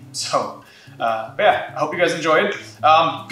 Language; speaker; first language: English; native; English